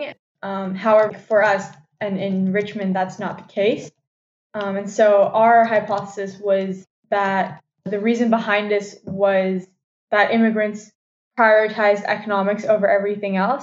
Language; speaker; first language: English; non-native, local second language; Cantonese